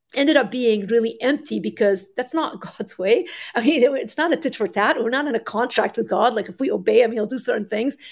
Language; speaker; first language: English; early bilingual, other home language; Arabic